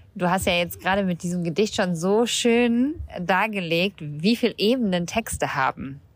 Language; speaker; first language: German; native; German